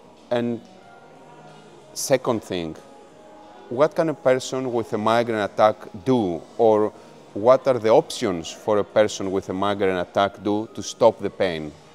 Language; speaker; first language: English; non-native, fluent; Greek